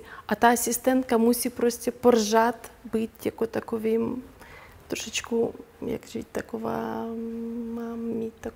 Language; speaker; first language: Czech; non-native, learner; Ukrainian